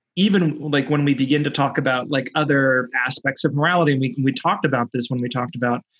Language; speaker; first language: English; early bilingual, other home language; Spanish